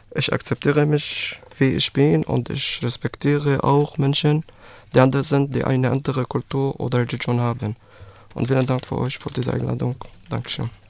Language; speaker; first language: German; non-native, learner; Arabic